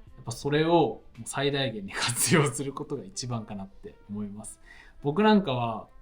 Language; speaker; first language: Japanese; native; Japanese